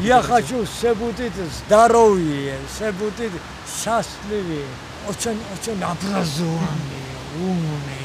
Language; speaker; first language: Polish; non-native, learner; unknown